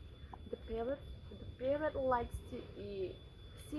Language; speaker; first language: English; non-native, learner; Indonesian